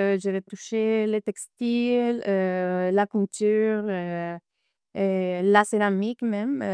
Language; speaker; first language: French; non-native, fluent; Spanish